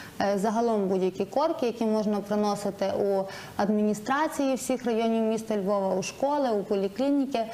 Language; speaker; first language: Ukrainian; native; Ukrainian